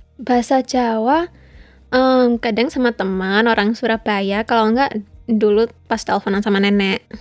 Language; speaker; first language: Indonesian; early bilingual, heritage; English